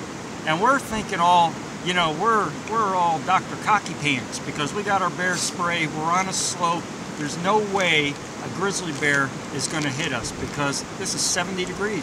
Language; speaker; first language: English; native; English